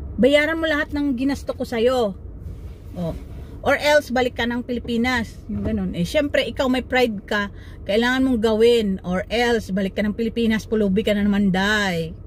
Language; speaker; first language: Filipino; non-native, local second language; Cebuano